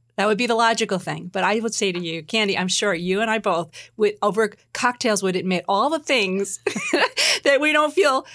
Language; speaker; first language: English; native; English